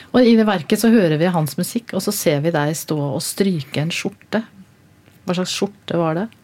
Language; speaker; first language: Norwegian; native; Norwegian